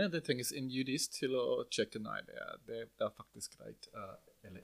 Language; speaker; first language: Norwegian; non-native, fluent; English